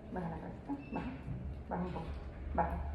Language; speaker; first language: Spanish; native; Spanish